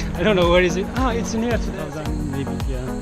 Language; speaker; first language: English; non-native, learner; Finnish